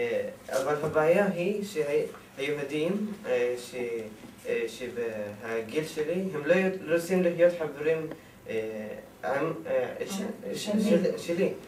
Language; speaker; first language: Hebrew; non-native, local second language; Arabic